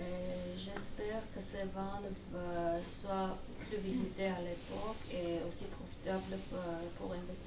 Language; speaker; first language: French; non-native, fluent; Armenian